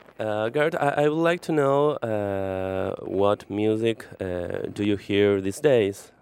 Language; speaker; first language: English; non-native, fluent; Spanish